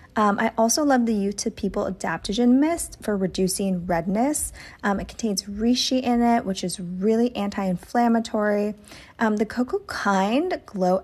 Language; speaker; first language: English; native; English